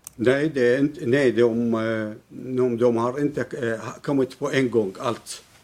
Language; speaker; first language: Swedish; non-native, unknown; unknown